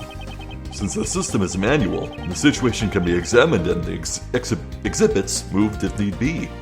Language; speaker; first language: English; native; English